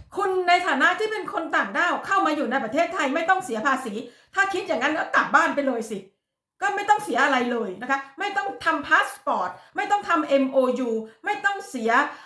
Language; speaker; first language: Thai; native; Thai